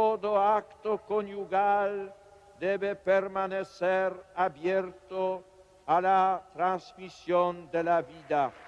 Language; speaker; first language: Spanish; non-native, fluent; Polish